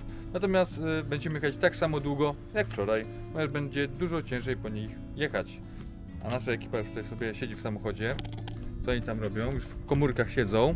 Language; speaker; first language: Polish; native; Polish